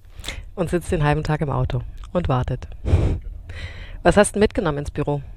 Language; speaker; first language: German; native; German